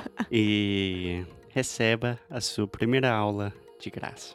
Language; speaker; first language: Portuguese; non-native, fluent; English